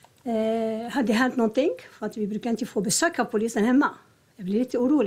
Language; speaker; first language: Swedish; non-native, learner; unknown